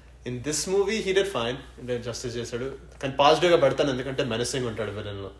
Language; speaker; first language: English; early bilingual, other home language; Telugu